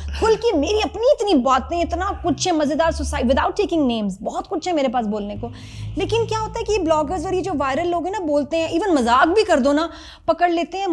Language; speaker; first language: Urdu; native; Urdu